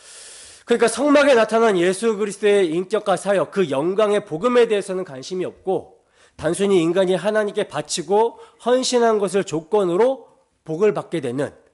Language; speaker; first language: Korean; native; Korean